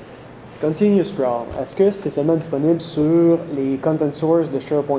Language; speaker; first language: French; native; French